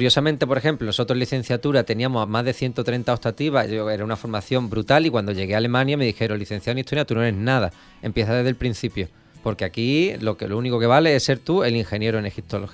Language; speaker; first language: Spanish; native; Spanish